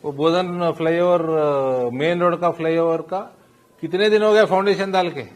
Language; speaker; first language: Hindi; non-native, local second language; Telugu